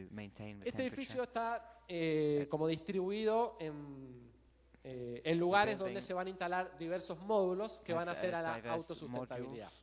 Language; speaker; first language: Spanish; native; Spanish